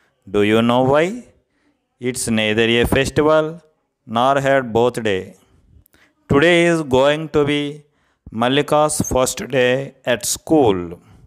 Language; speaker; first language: English; non-native, local second language; Telugu